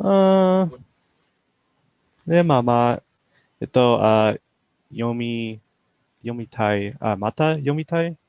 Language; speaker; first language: Japanese; non-native, learner; English